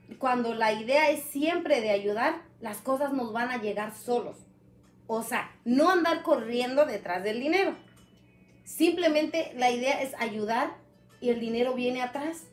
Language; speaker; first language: Spanish; non-native, local second language; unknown